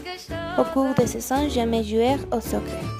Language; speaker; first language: French; non-native, learner; Spanish